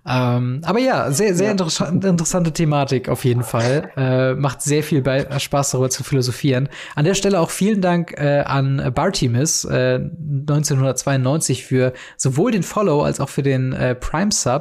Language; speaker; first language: German; native; German